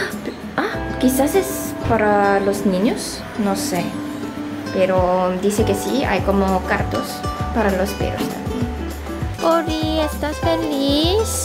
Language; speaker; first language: Spanish; non-native, fluent; Korean